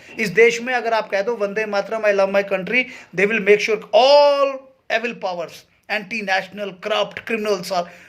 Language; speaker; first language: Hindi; native; Hindi